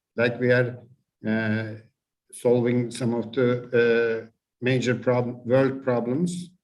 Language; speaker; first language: English; non-native, fluent; Turkish